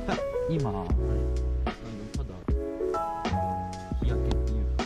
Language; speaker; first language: Japanese; native; Japanese